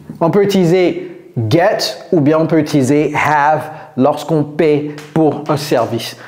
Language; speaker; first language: French; native; French